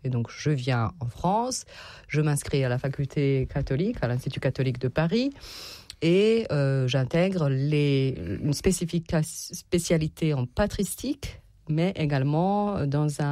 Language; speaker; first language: French; non-native, fluent; Serbian